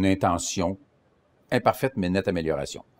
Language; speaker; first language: French; native; French